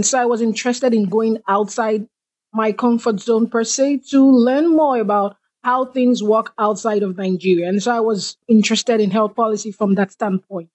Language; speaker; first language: English; non-native, local second language; Igbo